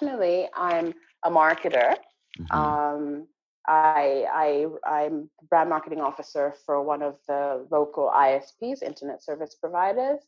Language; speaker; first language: English; native; English